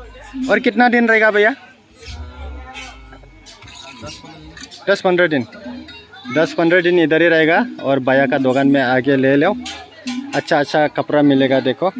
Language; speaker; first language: Hindi; non-native, local second language; Bodo